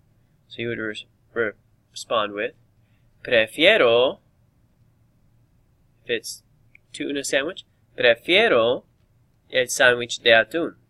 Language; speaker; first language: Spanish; non-native, fluent; English